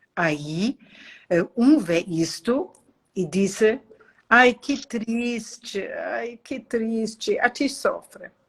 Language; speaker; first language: Portuguese; non-native, fluent; German